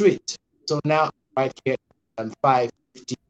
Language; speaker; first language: English; non-native, local second language; Krio